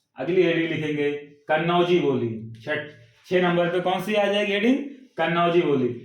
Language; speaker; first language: Hindi; native; Hindi